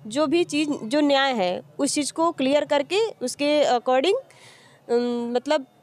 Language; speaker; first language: Hindi; native; Hindi